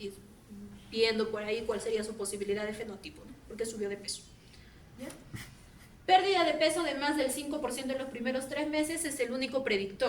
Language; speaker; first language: Spanish; native; Spanish